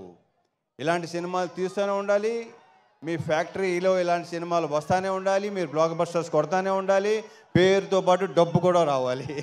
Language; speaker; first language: Telugu; native; Telugu